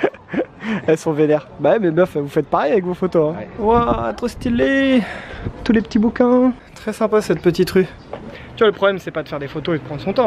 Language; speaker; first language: French; native; French